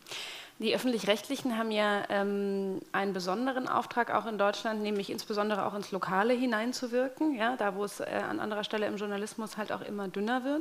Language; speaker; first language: German; native; German